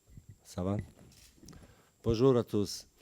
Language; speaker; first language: French; non-native, learner; Bosnian